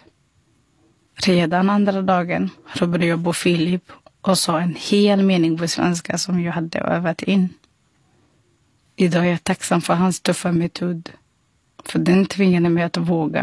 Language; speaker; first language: Swedish; non-native, fluent; Somali